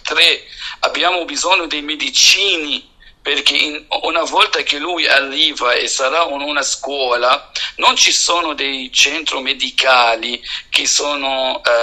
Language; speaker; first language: Italian; non-native, fluent; Arabic